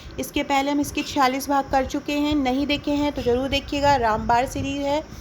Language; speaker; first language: Hindi; native; Hindi